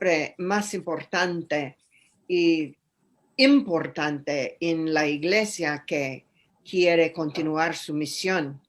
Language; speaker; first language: Spanish; non-native, fluent; English